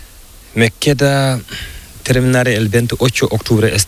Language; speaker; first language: Spanish; non-native, learner; Fula